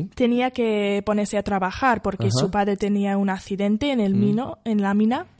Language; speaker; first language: Spanish; non-native, fluent; English